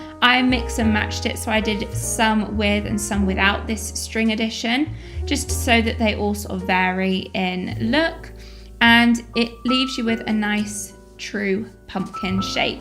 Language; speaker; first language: English; native; English